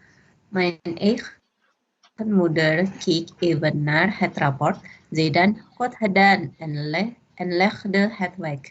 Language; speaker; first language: Dutch; non-native, learner; Indonesian